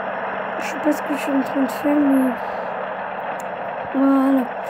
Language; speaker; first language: French; native; French